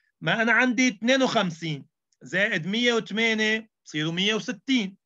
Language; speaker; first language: Arabic; native; Arabic